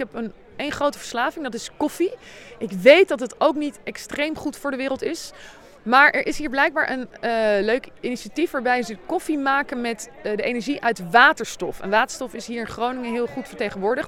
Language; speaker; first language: Dutch; native; Dutch